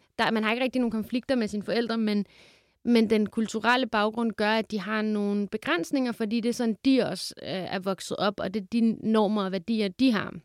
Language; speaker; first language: Danish; early bilingual, other home language; Kurdish